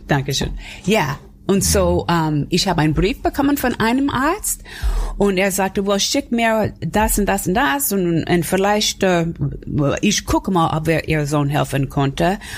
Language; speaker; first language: German; non-native, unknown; English